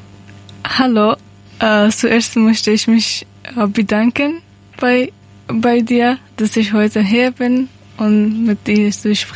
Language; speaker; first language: German; non-native, learner; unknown